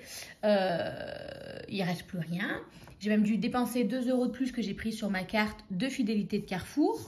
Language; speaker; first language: French; native; French